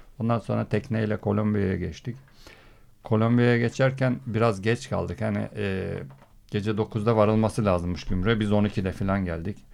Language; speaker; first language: Turkish; early bilingual, heritage; Turkish